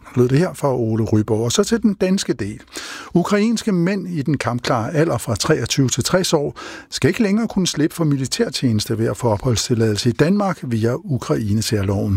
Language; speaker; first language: Danish; native; Danish